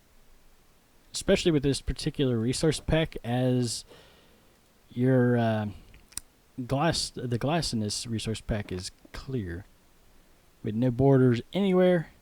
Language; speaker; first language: English; native; English